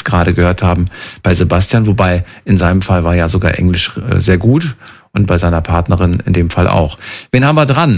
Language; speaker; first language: German; native; German